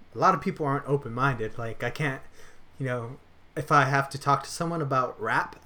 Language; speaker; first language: English; native; English